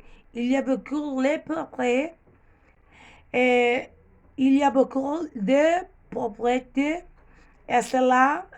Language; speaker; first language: French; non-native, learner; Spanish